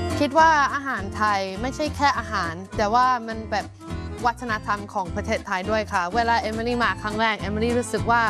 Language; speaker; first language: Thai; non-native, fluent; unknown